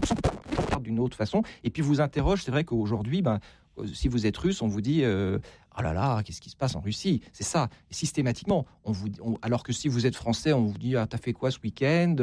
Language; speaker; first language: French; native; French